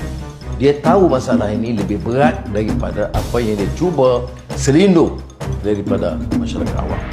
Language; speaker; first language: Malay; native; Malay